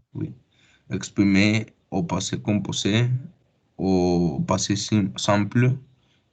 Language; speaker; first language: French; non-native, learner; Spanish